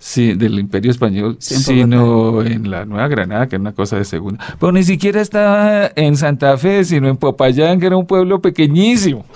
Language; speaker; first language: Spanish; native; Spanish